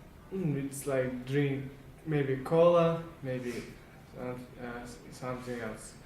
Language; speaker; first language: English; non-native, learner; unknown